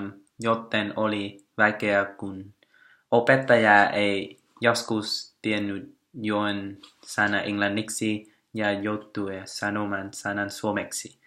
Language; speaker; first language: Finnish; non-native, learner; Vietnamese